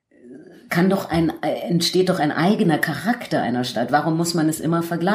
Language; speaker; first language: German; native; German